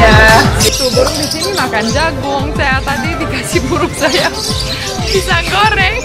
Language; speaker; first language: Indonesian; non-native, fluent; Romanian